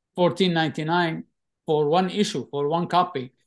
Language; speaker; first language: English; non-native, fluent; Arabic